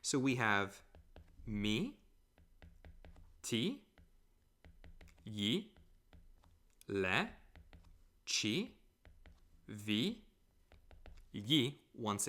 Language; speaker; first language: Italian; non-native, fluent; English